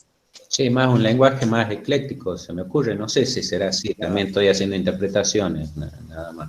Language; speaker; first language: Spanish; native; Spanish